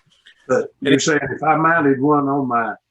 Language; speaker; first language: English; native; English